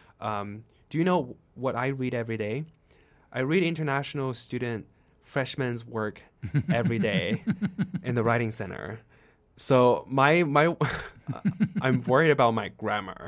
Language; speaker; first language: English; non-native, fluent; Chinese